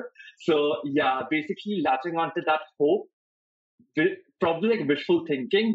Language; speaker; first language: English; non-native, local second language; Hindi